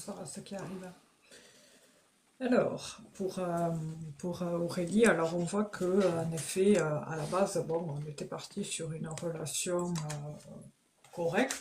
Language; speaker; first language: French; native; French